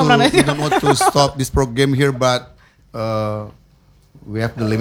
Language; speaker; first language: English; non-native, learner; Indonesian